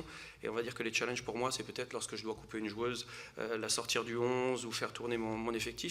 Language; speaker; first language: French; native; French